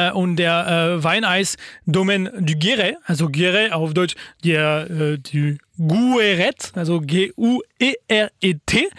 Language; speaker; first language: German; non-native, fluent; French